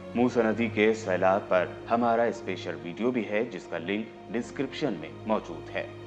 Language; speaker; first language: Urdu; native; Urdu